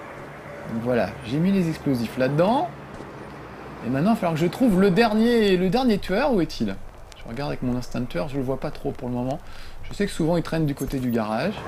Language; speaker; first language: French; native; French